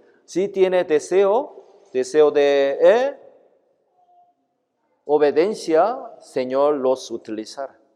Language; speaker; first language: Spanish; non-native, fluent; Korean